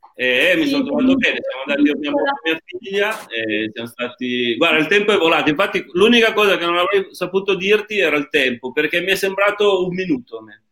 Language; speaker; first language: Italian; native; Italian